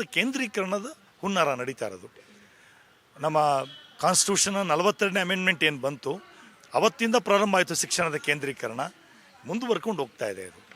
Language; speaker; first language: Kannada; native; Kannada